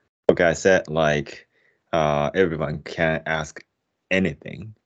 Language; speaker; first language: English; non-native, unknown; Japanese